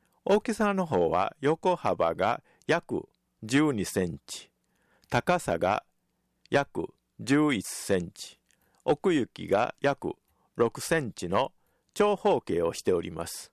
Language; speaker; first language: Japanese; native; Japanese